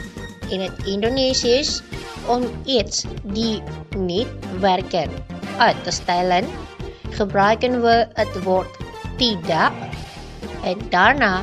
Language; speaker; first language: Dutch; non-native, learner; Indonesian